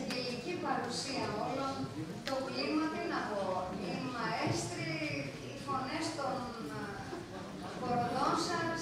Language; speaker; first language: Greek; native; Greek